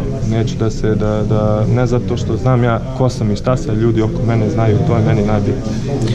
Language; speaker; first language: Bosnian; early bilingual, heritage; Croatian